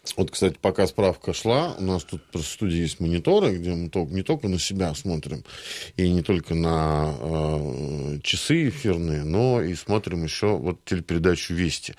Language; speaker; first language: Russian; native; Russian